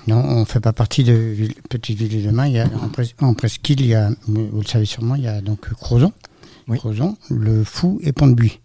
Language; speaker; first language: French; native; French